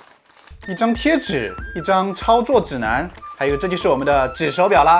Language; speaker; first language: Chinese; native; Chinese